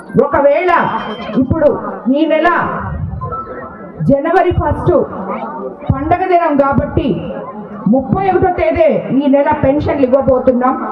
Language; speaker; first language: Telugu; native; Telugu